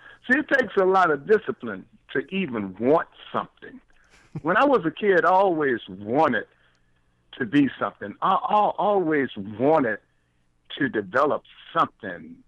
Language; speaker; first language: English; native; English